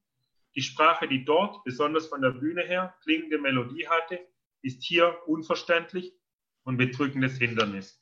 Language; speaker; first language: German; native; German